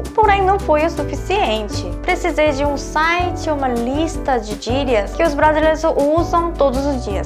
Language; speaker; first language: Portuguese; non-native, fluent; Korean